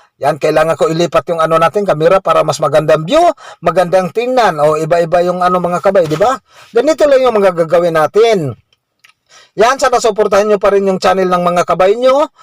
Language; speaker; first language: Filipino; non-native, local second language; Cebuano